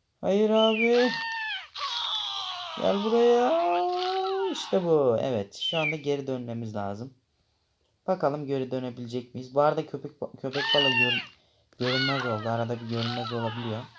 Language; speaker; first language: Turkish; native; Turkish